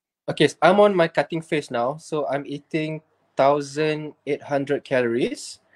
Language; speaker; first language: English; non-native, local second language; Malay